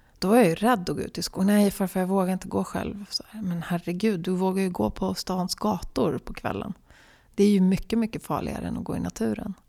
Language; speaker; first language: Swedish; native; Swedish